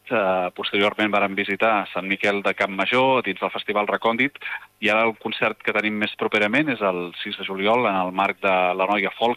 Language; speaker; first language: Catalan; native; Catalan